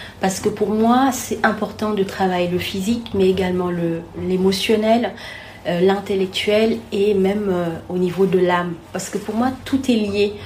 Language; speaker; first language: French; non-native, local second language; Wolof